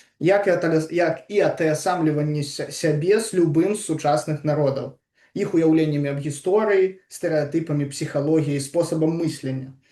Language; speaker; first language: Belarusian; non-native, local second language; Russian